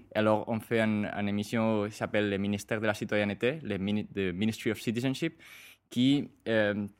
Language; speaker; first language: French; non-native, fluent; Spanish